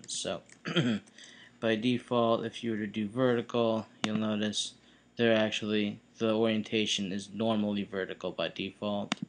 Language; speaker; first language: English; native; English